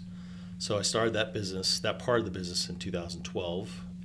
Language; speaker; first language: English; native; English